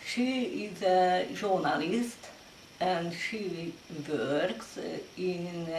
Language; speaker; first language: English; non-native, learner; Hungarian